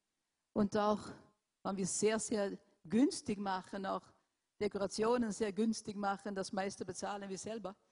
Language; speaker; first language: German; non-native, fluent; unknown